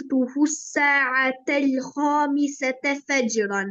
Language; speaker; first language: Arabic; non-native, learner; Albanian